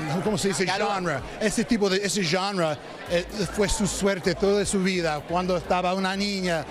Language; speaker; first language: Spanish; non-native, learner; English